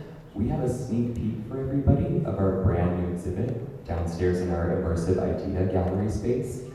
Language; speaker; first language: English; native; English